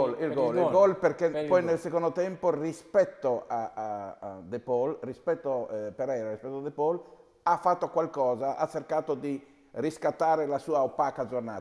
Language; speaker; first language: Italian; native; Italian